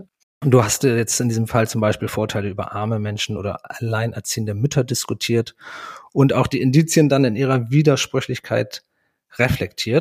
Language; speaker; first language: German; native; German